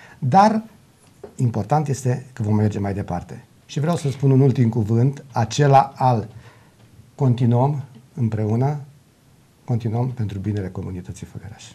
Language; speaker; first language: Romanian; native; Romanian